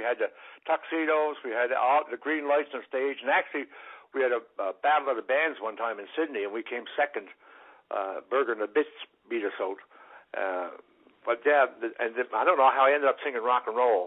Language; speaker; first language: English; native; English